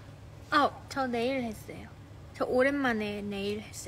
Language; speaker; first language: Korean; non-native, fluent; Chinese